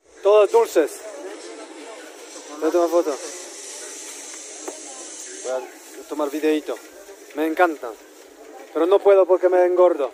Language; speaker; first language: Spanish; non-native, fluent; Polish